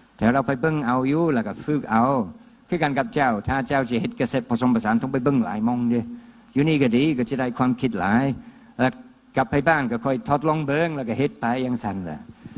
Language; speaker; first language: Thai; non-native, fluent; English